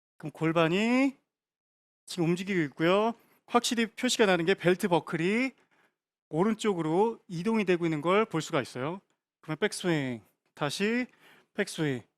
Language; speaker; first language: Korean; native; Korean